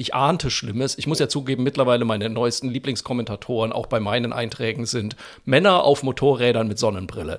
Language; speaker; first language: German; native; German